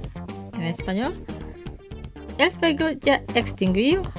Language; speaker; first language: Spanish; non-native, fluent; Indonesian